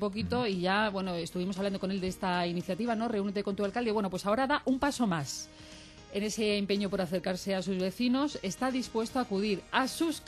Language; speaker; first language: Spanish; native; Spanish